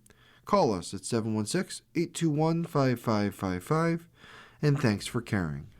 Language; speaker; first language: English; native; English